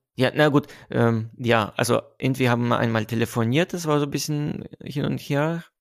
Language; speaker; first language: German; non-native, fluent; Russian